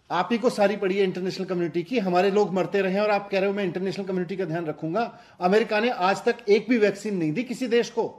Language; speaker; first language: Hindi; native; Hindi